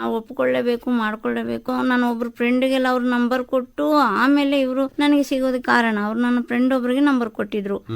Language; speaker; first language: Kannada; native; Kannada